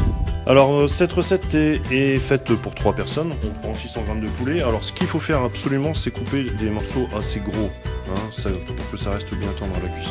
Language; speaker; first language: French; native; French